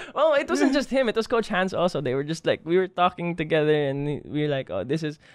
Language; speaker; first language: English; non-native, local second language; Filipino